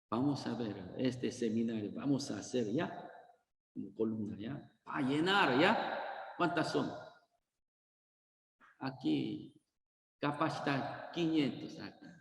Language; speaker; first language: Spanish; non-native, learner; Korean